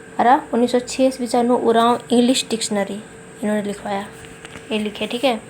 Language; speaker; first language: Hindi; non-native, local second language; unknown